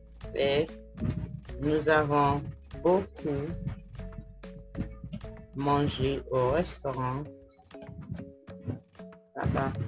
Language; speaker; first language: French; non-native, fluent; English